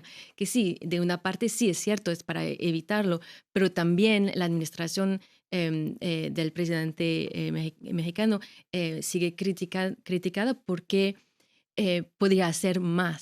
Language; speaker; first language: Spanish; non-native, fluent; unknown